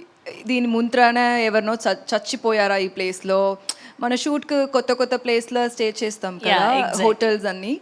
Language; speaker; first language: Telugu; non-native, learner; Tamil